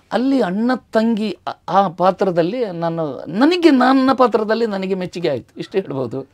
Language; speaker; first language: Kannada; non-native, local second language; Tulu